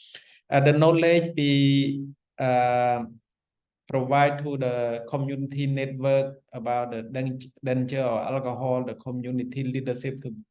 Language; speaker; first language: English; non-native, fluent; Khmer